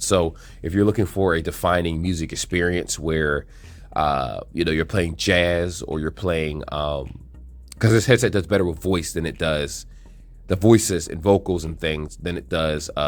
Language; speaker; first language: English; native; English